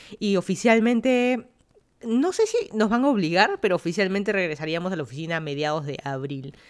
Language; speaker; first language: Spanish; native; Spanish